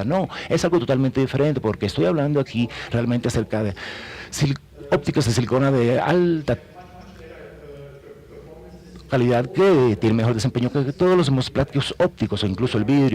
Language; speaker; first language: Spanish; non-native, fluent; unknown